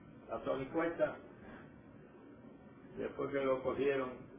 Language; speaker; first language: Spanish; native; Spanish